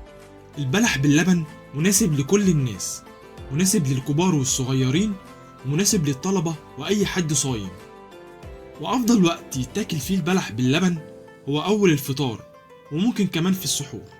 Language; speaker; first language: Arabic; native; Arabic